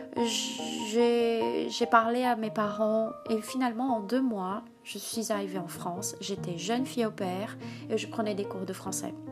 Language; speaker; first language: French; non-native, fluent; Portuguese